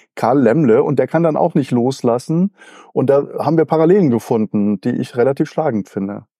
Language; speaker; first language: German; native; German